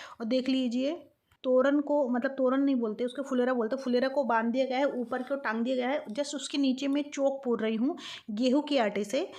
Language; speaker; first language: Hindi; non-native, local second language; Bangla